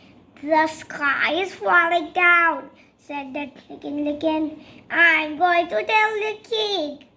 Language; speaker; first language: English; non-native, learner; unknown